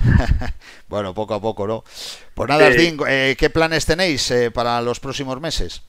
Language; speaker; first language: Spanish; native; Spanish